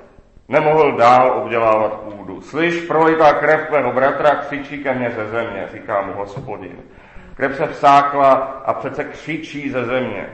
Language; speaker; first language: Czech; native; Czech